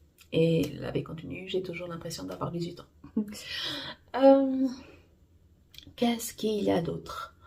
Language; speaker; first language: French; non-native, fluent; Portuguese